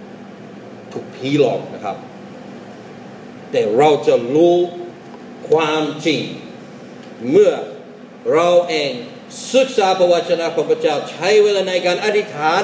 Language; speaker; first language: Thai; non-native, fluent; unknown